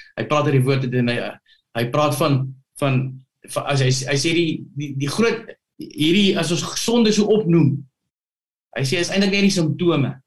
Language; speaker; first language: Afrikaans; native; Afrikaans